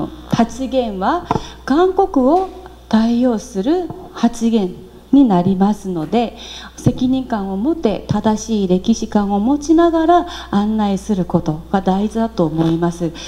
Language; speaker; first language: Japanese; non-native, fluent; Korean